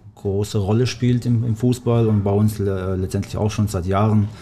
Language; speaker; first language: German; early bilingual, other home language; Albanian